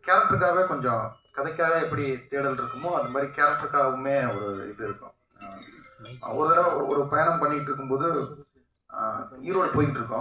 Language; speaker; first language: Tamil; native; Tamil